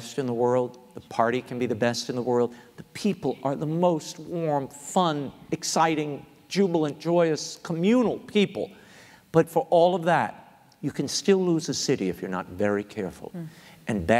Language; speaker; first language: English; native; English